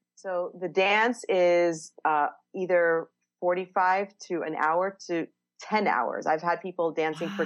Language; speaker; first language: English; non-native, fluent; Hebrew